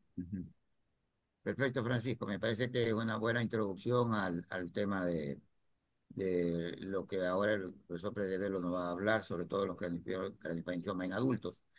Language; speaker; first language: Spanish; native; Spanish